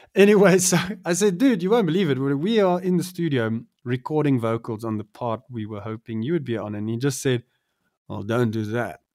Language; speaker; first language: English; non-native, local second language; Afrikaans